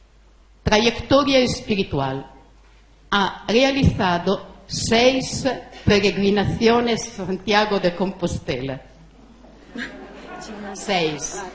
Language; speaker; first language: Spanish; non-native, fluent; Italian